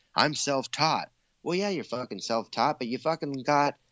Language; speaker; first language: English; native; English